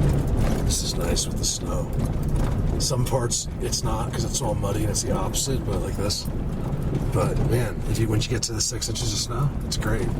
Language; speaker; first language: English; native; English